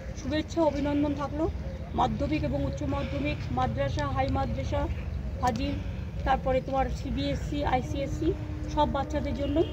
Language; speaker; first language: Bangla; native; Bangla